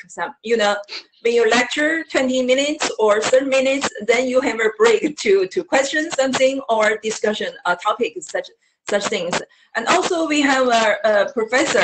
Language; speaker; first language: English; non-native, learner; Chinese